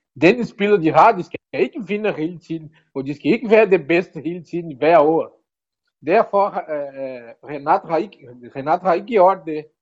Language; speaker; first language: Danish; non-native, learner; Portuguese